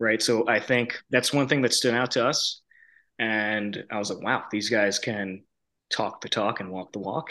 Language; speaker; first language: English; native; English